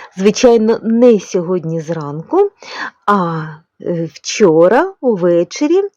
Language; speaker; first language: Ukrainian; non-native, local second language; Russian